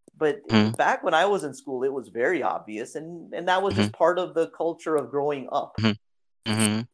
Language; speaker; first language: English; native; English